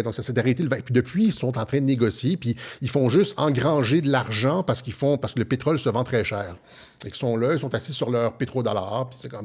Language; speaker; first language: French; native; French